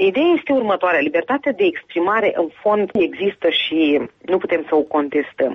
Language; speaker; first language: Romanian; native; Romanian